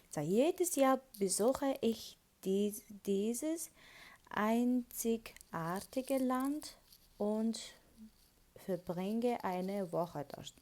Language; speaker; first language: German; non-native, fluent; Mongolian